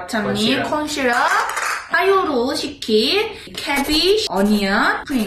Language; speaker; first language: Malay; non-native, learner; Korean